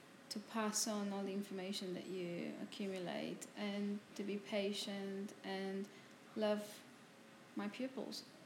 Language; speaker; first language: English; non-native, fluent; Romanian